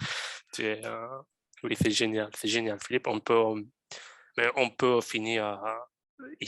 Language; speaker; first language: French; non-native, fluent; Romanian